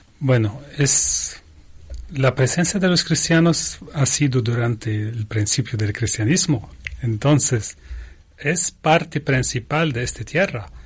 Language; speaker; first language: Spanish; non-native, learner; Arabic